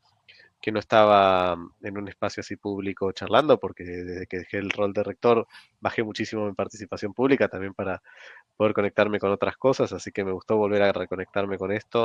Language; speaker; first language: Spanish; native; Spanish